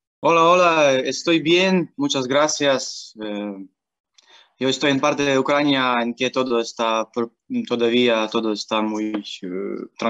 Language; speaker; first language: Spanish; non-native, learner; Ukrainian